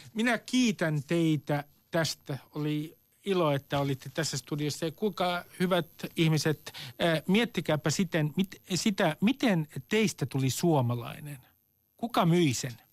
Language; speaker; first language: Finnish; native; Finnish